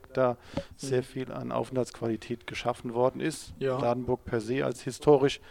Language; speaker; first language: German; native; German